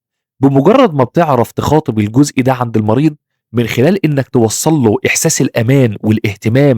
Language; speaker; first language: Arabic; native; Arabic